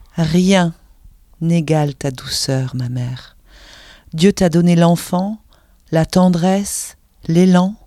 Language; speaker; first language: French; native; French